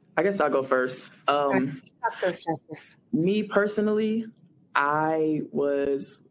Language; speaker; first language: English; native; English